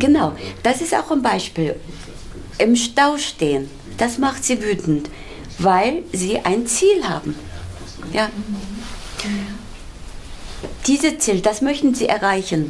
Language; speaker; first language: German; non-native, fluent; Korean